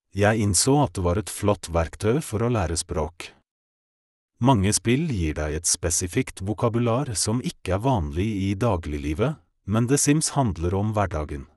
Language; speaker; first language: Norwegian; non-native, fluent; Polish